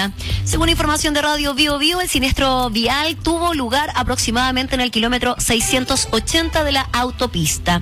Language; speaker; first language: Spanish; native; Spanish